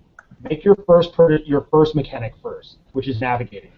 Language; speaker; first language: English; native; English